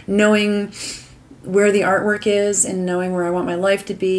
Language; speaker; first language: English; native; English